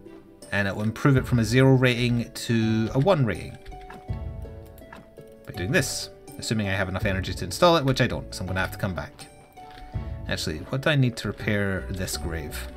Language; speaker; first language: English; native; English